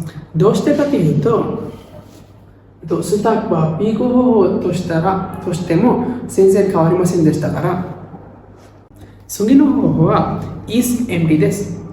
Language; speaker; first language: Japanese; non-native, learner; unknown